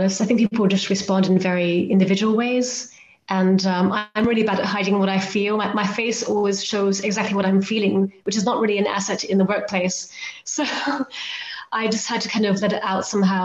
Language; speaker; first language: English; native; English